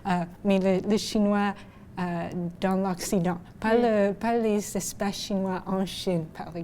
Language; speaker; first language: French; non-native, local second language; English